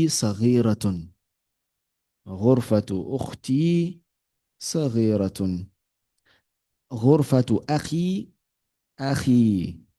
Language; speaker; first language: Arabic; non-native, fluent; Yoruba